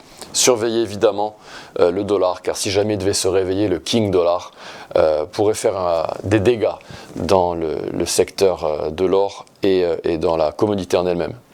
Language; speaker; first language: French; native; French